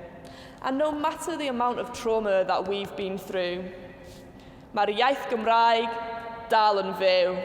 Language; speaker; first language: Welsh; non-native, local second language; English